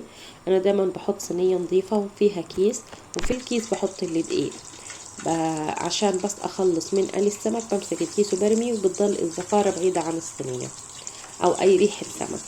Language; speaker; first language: Arabic; native; Arabic